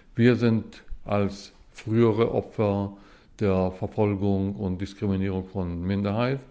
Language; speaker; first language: German; early bilingual, heritage; Hebrew